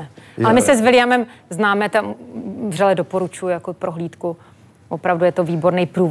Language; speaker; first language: Czech; native; Czech